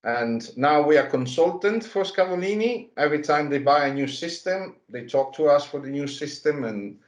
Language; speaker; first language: English; non-native, fluent; Italian